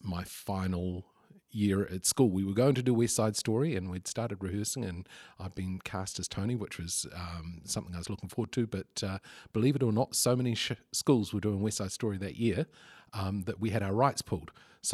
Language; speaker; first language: English; native; English